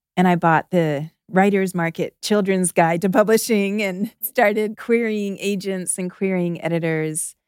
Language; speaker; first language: English; native; English